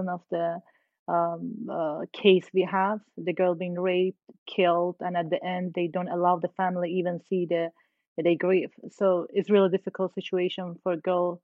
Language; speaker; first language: English; non-native, fluent; Persian